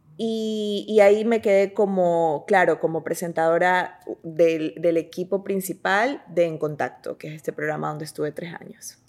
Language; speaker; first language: Spanish; native; Spanish